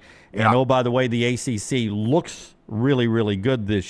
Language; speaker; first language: English; native; English